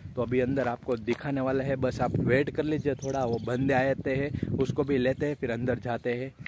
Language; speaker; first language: Hindi; non-native, local second language; Gujarati